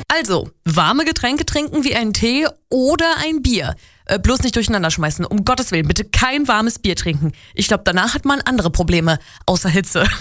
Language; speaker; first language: German; native; German